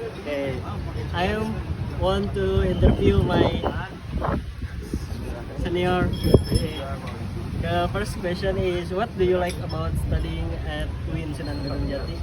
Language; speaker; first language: English; non-native, learner; Indonesian